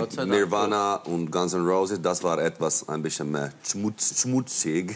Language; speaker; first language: German; non-native, learner; Finnish